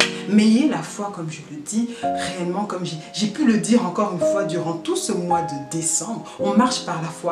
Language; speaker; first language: French; native; French